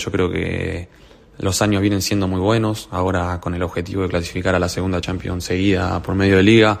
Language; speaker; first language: Spanish; native; Spanish